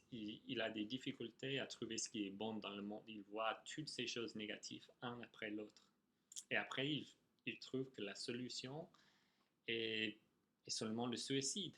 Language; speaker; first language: French; non-native, fluent; English